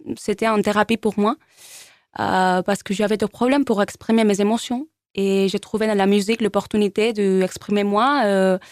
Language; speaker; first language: French; non-native, learner; Spanish